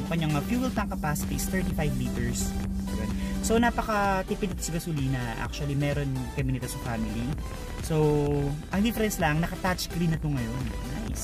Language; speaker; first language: Filipino; native; Filipino